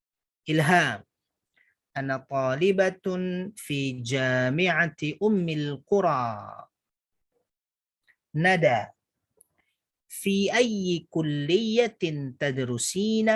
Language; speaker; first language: Arabic; non-native, fluent; Indonesian